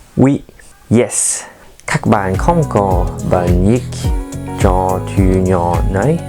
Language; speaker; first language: Vietnamese; non-native, learner; French